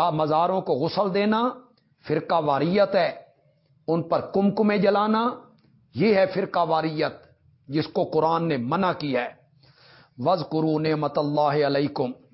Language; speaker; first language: Urdu; non-native, local second language; Punjabi